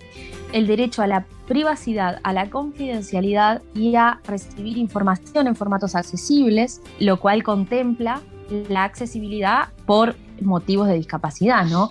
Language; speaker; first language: Spanish; native; Spanish